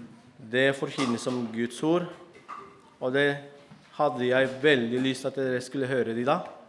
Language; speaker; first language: Norwegian; non-native, fluent; Spanish